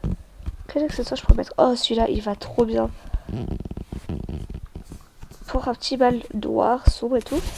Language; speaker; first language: French; native; French